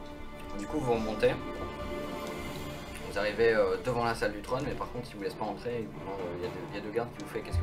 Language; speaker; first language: French; native; French